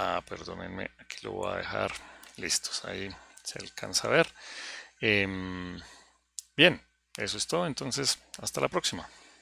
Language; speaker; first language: Spanish; native; Spanish